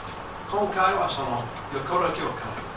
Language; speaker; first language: Japanese; non-native, fluent; English